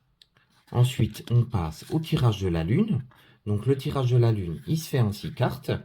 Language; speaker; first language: French; native; French